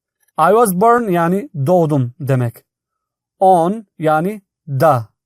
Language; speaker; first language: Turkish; non-native, fluent; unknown